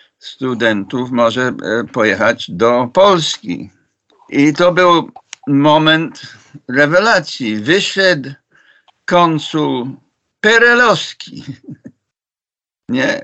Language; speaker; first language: Polish; non-native, fluent; English